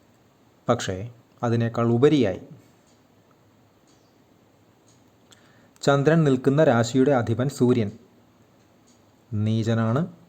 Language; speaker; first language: Malayalam; native; Malayalam